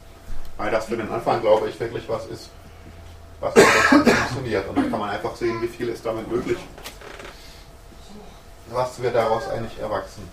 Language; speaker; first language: German; native; German